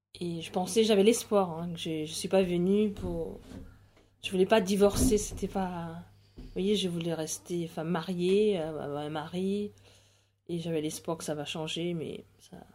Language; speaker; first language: French; non-native, local second language; Morisyen